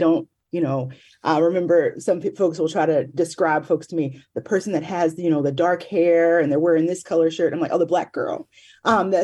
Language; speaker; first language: English; native; English